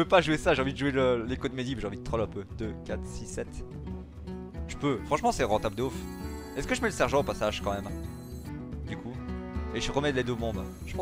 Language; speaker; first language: French; native; French